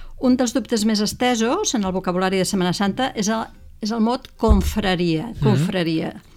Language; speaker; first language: Catalan; native; Catalan